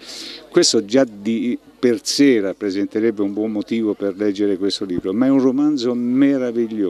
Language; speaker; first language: Italian; native; Italian